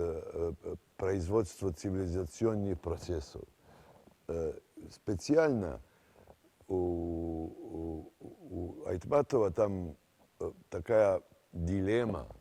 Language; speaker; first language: Russian; non-native, fluent; Serbian